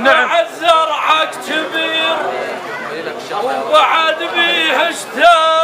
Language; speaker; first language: Arabic; native; Arabic